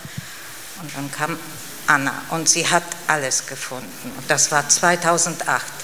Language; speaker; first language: German; non-native, fluent; Polish